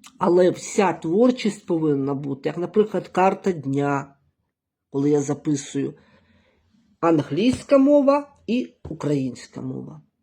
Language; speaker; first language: Ukrainian; native; Ukrainian